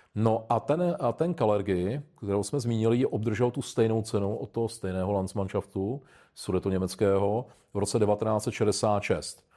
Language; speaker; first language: Czech; native; Czech